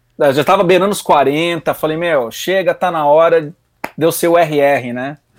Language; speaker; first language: Portuguese; native; Portuguese